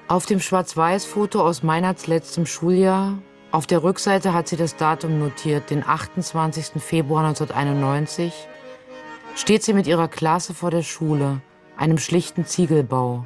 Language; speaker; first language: German; native; German